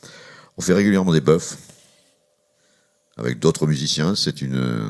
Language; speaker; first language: French; native; French